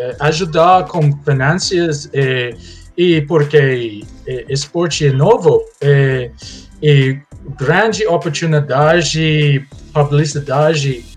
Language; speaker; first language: Portuguese; non-native, learner; English